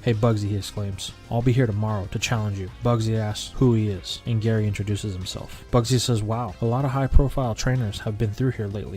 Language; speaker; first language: English; native; English